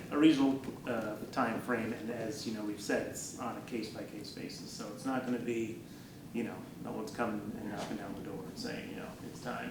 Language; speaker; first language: English; native; English